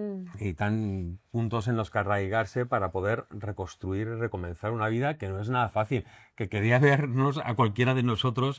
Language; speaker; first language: Spanish; native; Spanish